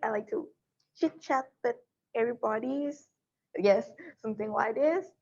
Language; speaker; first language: English; non-native, learner; Thai